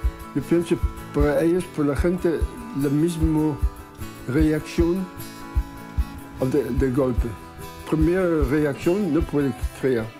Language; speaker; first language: Spanish; non-native, learner; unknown